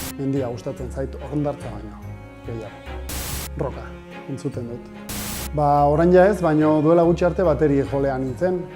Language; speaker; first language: Basque; non-native, local second language; Spanish